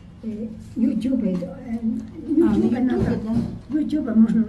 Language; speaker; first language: Russian; non-native, fluent; Estonian